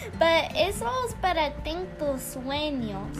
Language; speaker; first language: Spanish; early bilingual, heritage; English